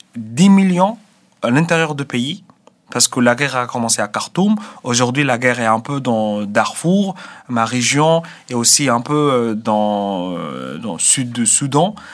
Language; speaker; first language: French; non-native, fluent; Arabic